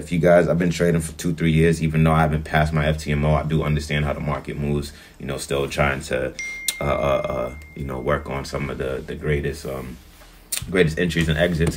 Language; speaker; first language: English; native; English